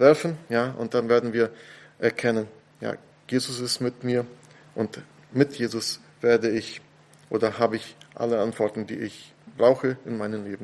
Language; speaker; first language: German; non-native, fluent; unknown